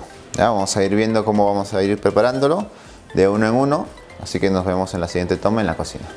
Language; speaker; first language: Spanish; native; Spanish